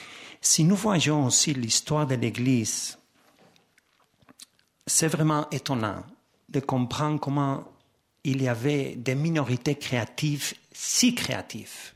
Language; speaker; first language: French; non-native, fluent; Spanish